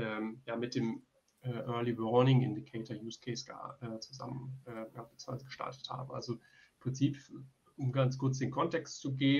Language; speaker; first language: German; native; German